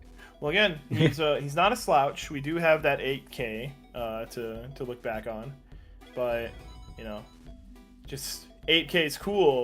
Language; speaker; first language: English; native; English